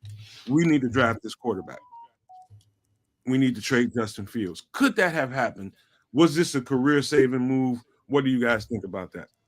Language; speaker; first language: English; native; English